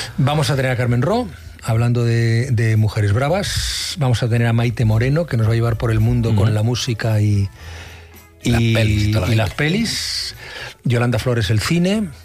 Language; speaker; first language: Spanish; native; Spanish